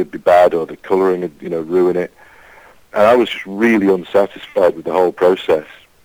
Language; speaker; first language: English; native; English